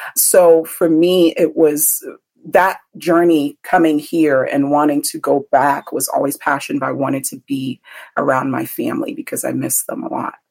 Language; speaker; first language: English; early bilingual, other home language; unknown